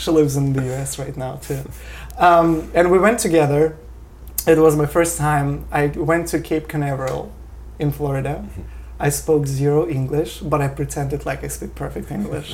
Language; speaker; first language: English; non-native, fluent; Russian